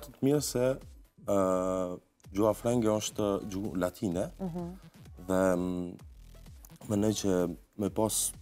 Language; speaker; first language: Albanian; early bilingual, heritage; Albanian